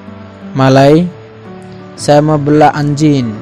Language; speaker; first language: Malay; non-native, learner; Bangla